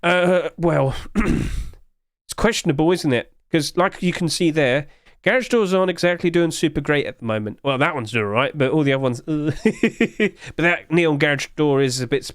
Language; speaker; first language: English; native; English